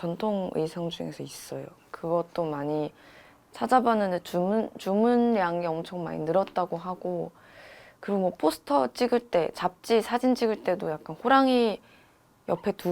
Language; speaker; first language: Korean; non-native, fluent; Chinese